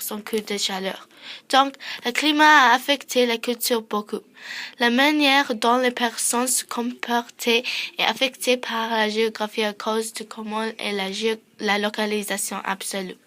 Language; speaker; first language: French; non-native, learner; English